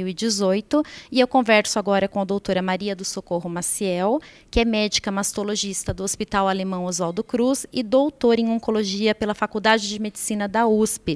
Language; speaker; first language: Portuguese; native; Portuguese